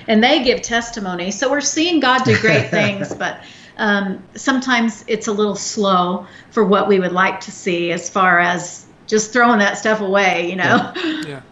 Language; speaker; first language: English; native; English